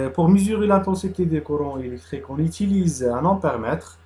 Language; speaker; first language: French; non-native, local second language; Arabic